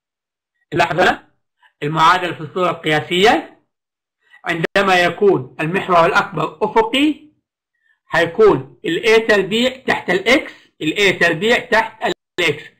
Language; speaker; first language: Arabic; native; Arabic